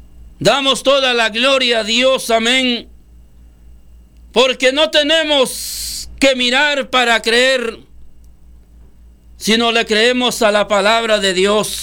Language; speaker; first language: Spanish; native; Spanish